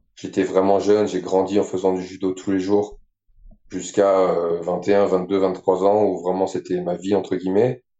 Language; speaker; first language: French; native; French